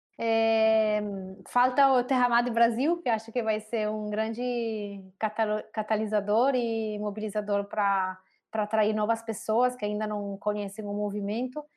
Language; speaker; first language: Portuguese; non-native, fluent; Italian